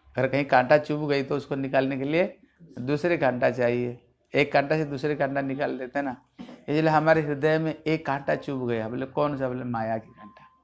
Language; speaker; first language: Hindi; non-native, local second language; Bangla